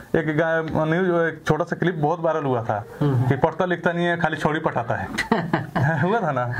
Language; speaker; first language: Hindi; native; Hindi